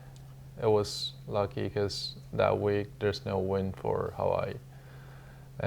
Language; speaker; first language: English; non-native, learner; Chinese